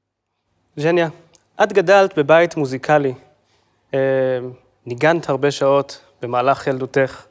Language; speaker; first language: Hebrew; native; Hebrew